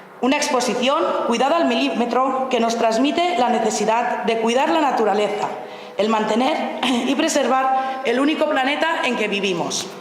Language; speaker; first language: Spanish; non-native, local second language; Catalan